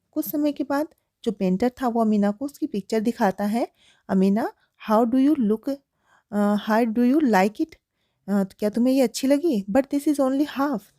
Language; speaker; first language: Hindi; native; Hindi